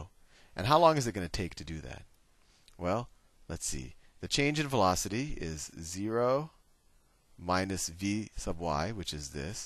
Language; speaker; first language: English; native; English